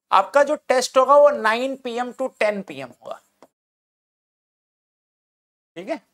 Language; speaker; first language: Hindi; native; Hindi